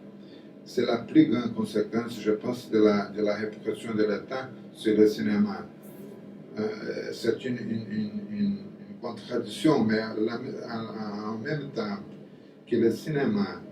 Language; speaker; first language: French; non-native, fluent; Portuguese